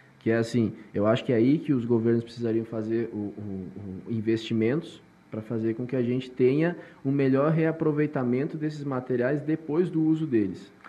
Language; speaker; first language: Portuguese; native; Portuguese